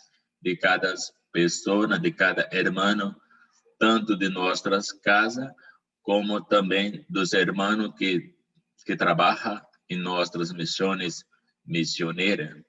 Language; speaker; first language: Portuguese; non-native, learner; Spanish